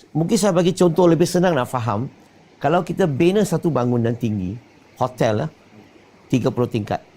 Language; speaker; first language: Malay; non-native, local second language; Chinese